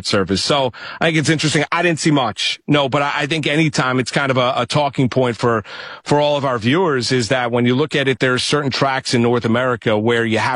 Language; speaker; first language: English; native; English